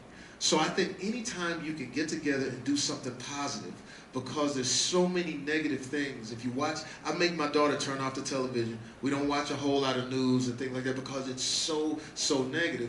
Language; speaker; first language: English; native; English